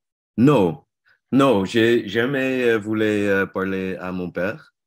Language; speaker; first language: French; non-native, learner; Dutch